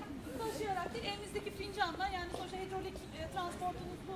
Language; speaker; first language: Turkish; native; Turkish